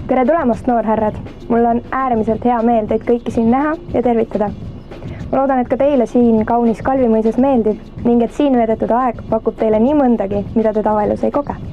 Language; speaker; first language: Estonian; native; Estonian